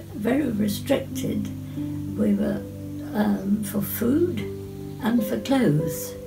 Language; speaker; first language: English; native; English